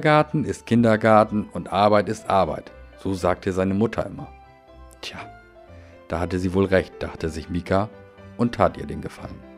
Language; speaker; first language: German; native; German